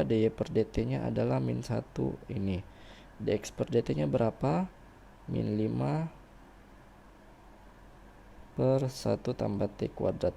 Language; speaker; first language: Indonesian; native; Indonesian